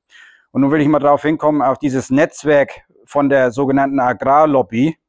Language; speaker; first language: German; native; German